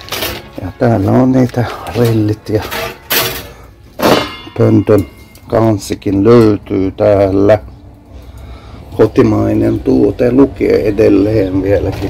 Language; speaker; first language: Finnish; non-native, fluent; Turkish